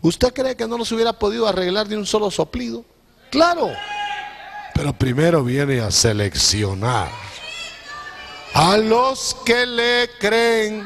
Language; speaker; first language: Spanish; native; Spanish